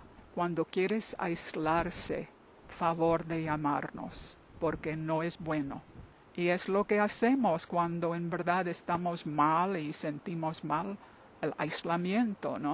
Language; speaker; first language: Spanish; non-native, fluent; English